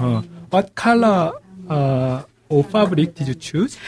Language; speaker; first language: English; non-native, learner; Korean